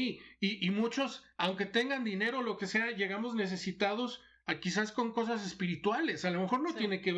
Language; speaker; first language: Spanish; native; Spanish